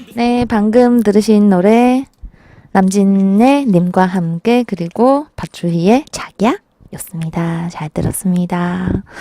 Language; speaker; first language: Korean; non-native, fluent; Chinese